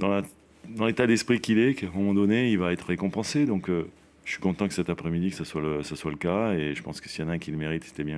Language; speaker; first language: French; native; French